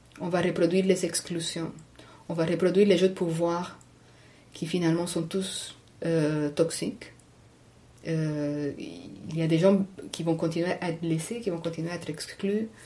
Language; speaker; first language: French; non-native, fluent; Spanish